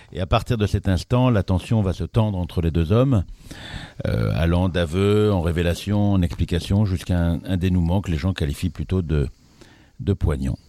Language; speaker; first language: French; native; French